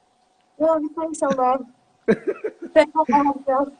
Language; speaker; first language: Indonesian; non-native, learner; Turkish